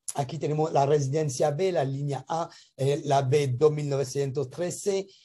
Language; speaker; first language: Spanish; non-native, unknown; French